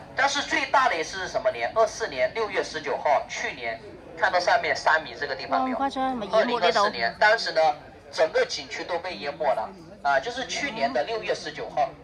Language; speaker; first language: Chinese; native; Chinese